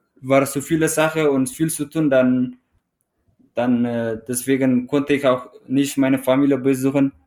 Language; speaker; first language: German; non-native, fluent; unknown